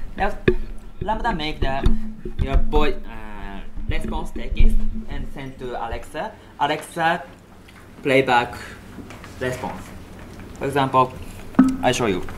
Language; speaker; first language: English; non-native, learner; Japanese